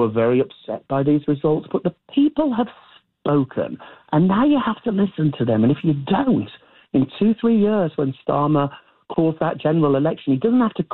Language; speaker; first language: English; native; English